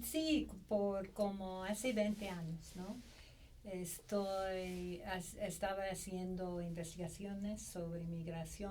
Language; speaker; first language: Spanish; non-native, fluent; English